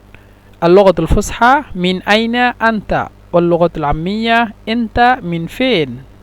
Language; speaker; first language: Arabic; non-native, fluent; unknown